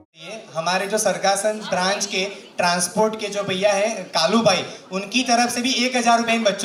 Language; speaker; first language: Hindi; non-native, local second language; Gujarati